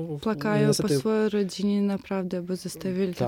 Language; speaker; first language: Polish; non-native, fluent; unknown